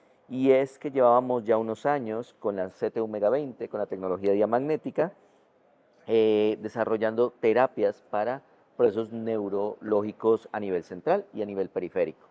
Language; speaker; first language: Spanish; native; Spanish